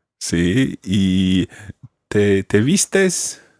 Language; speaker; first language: Spanish; non-native, fluent; English